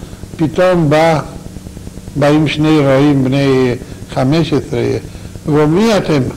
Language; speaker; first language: Hebrew; non-native, fluent; Romanian